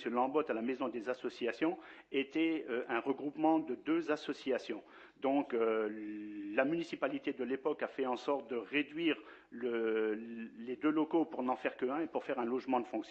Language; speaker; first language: French; native; French